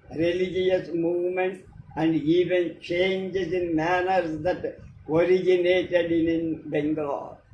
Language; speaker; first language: English; non-native, local second language; Telugu